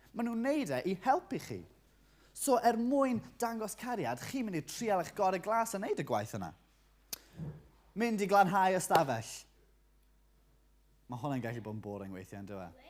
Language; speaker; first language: Welsh; native; Welsh